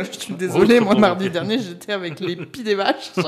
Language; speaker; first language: French; native; French